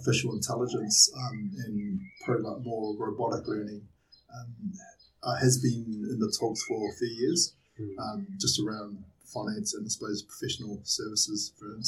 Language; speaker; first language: English; native; English